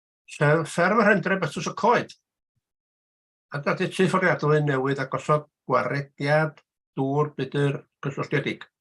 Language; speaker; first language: Welsh; native; Welsh